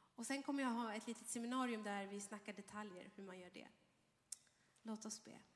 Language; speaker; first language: Swedish; early bilingual, other home language; Arabic